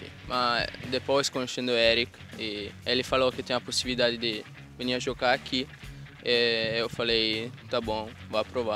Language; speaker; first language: Portuguese; non-native, learner; Italian